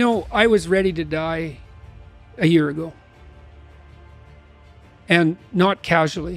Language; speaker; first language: English; native; English